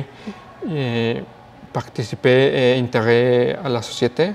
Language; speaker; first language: French; non-native, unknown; Spanish